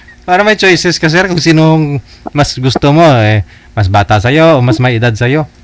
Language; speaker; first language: Filipino; native; Filipino